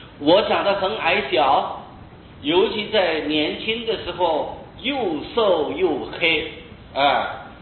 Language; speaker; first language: Chinese; non-native, local second language; Hakka Chinese